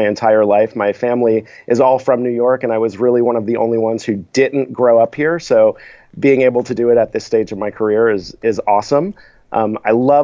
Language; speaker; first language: English; native; English